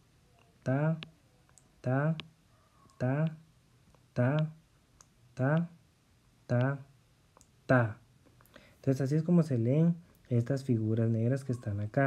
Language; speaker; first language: Spanish; native; Spanish